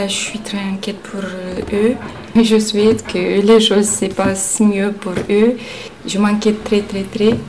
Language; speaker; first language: French; non-native, learner; Romanian